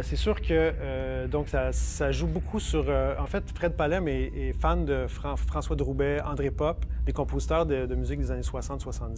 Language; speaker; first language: French; native; French